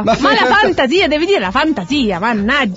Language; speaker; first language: Italian; native; Italian